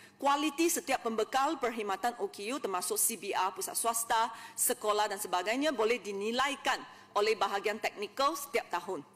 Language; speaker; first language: Malay; non-native, local second language; Chinese